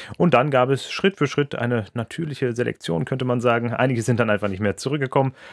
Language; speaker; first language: German; non-native, fluent; English